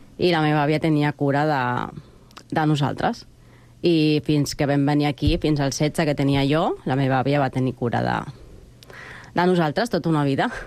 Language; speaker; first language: Catalan; early bilingual, other home language; Spanish